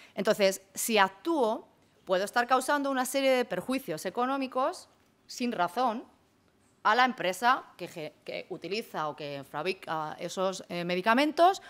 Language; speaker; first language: Spanish; native; Spanish